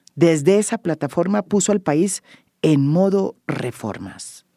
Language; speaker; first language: Spanish; native; Spanish